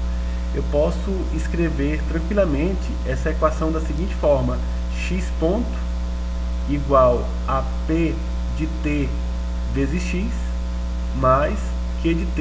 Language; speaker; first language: Portuguese; native; Portuguese